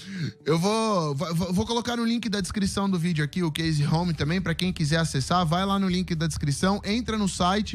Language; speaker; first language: Portuguese; native; Portuguese